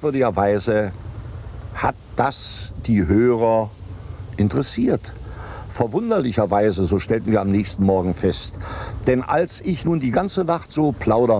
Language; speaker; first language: German; native; German